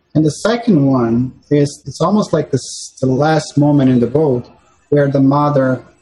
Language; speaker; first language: English; non-native, fluent; Portuguese